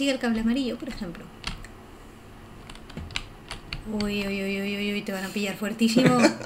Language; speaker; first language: Spanish; native; Spanish